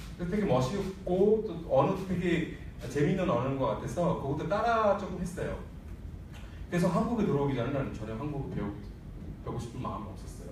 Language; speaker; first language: Korean; non-native, fluent; Bangla